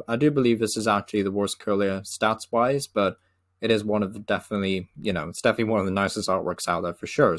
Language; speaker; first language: English; native; English